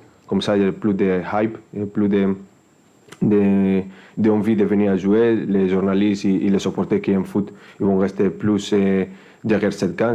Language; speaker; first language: French; non-native, fluent; Spanish